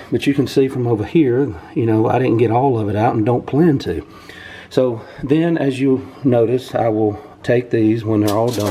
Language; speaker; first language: English; native; English